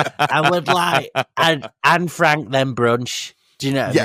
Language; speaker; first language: English; native; English